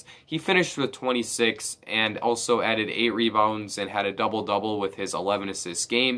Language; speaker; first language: English; native; English